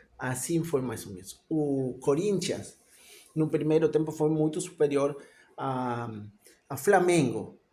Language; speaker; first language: Portuguese; non-native, fluent; Spanish